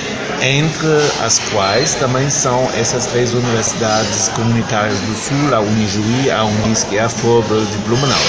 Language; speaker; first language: Portuguese; non-native, fluent; German